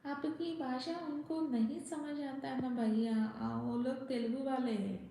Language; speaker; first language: Hindi; non-native, local second language; Telugu